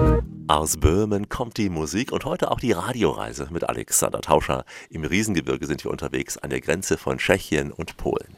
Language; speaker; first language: German; native; German